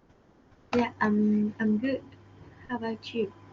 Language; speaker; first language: English; non-native, learner; Vietnamese